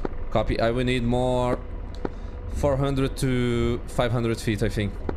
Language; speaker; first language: English; non-native, fluent; Portuguese